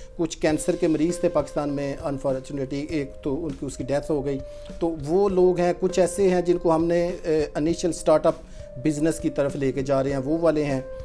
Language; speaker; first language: Hindi; non-native, local second language; Punjabi